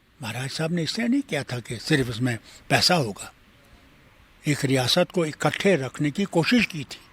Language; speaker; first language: Urdu; non-native, local second language; Kashmiri